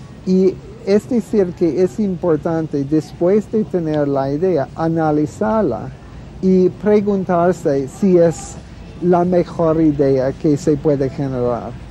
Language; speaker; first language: Spanish; non-native, fluent; English